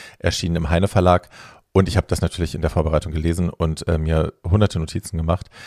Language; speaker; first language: German; native; German